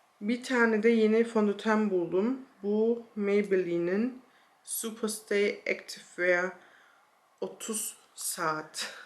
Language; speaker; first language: Turkish; early bilingual, heritage; Turkish